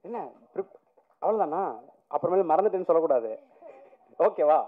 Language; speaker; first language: Tamil; native; Tamil